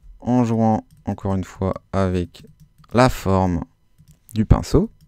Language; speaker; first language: French; native; French